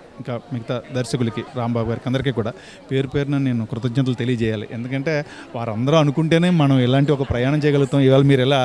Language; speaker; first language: Telugu; native; Telugu